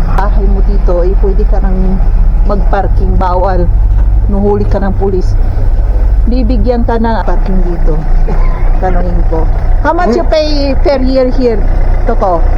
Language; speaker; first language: Filipino; native; Filipino